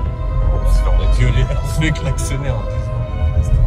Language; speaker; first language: French; native; French